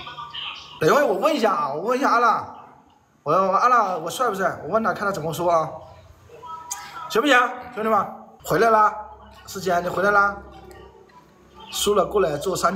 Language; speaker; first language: Chinese; native; Chinese